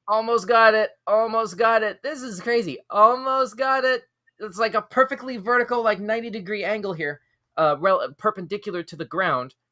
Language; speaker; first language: English; native; English